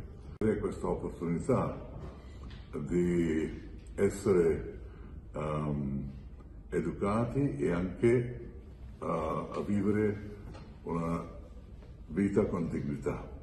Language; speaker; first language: Italian; non-native, fluent; Hindi